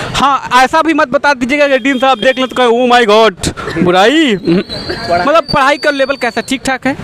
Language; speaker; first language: Hindi; native; Hindi